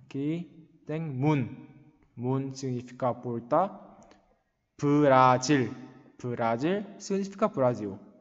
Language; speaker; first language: Portuguese; non-native, learner; Korean